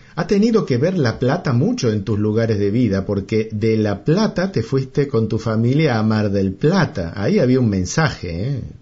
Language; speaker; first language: Spanish; native; Spanish